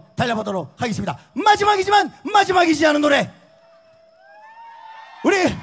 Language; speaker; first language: Korean; native; Korean